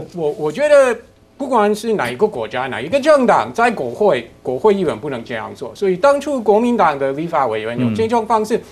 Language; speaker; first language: Chinese; non-native, fluent; English